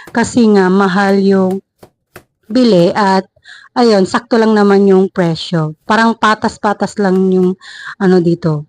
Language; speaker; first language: Filipino; non-native, local second language; Iloko